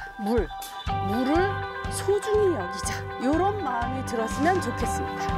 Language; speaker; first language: Korean; native; Korean